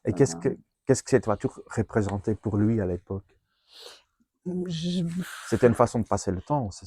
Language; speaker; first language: French; non-native, fluent; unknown